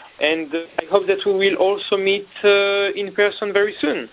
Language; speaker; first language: English; non-native, fluent; French